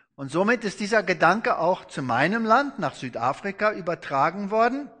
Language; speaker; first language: German; non-native, fluent; Afrikaans